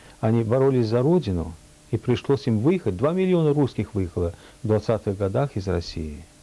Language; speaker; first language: Russian; early bilingual, heritage; Russian